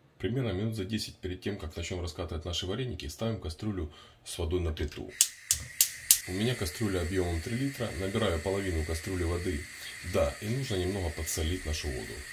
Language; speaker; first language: Russian; native; Russian